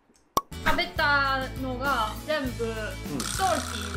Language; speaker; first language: Japanese; non-native, fluent; German